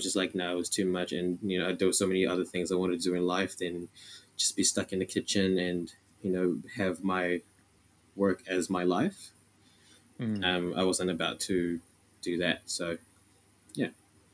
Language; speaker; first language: English; non-native, local second language; Filipino